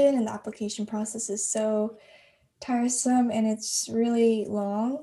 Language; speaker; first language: English; native; English